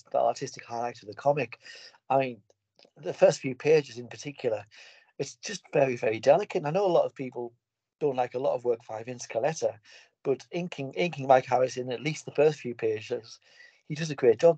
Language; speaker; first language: English; native; English